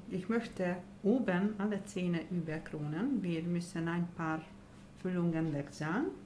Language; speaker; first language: German; non-native, learner; Hungarian